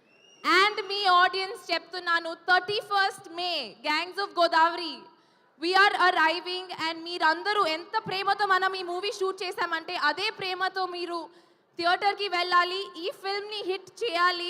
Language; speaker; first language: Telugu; non-native, fluent; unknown